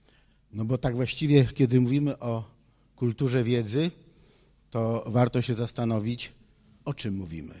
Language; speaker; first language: Polish; native; Polish